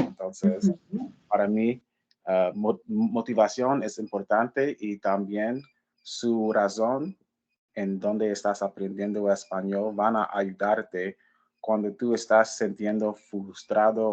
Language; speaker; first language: Spanish; non-native, learner; English